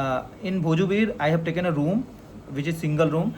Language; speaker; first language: English; non-native, learner; Hindi